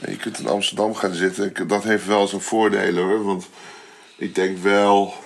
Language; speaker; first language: Dutch; native; Dutch